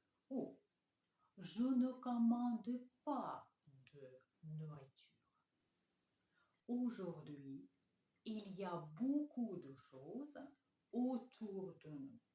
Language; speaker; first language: French; non-native, fluent; Russian